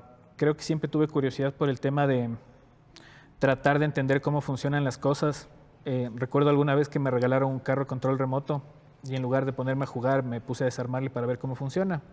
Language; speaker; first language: Spanish; native; Spanish